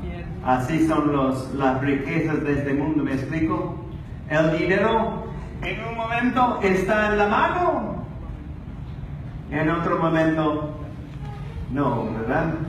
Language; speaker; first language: Spanish; non-native, fluent; English